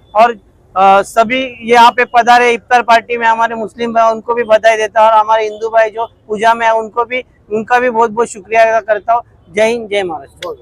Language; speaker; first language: Hindi; non-native, local second language; Marathi